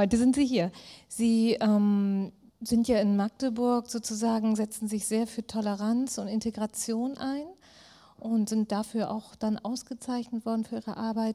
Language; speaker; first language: German; native; German